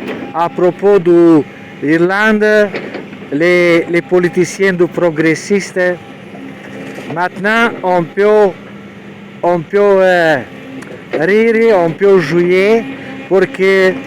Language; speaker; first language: French; non-native, learner; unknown